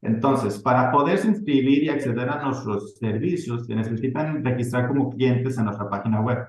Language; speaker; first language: Spanish; early bilingual, heritage; Spanish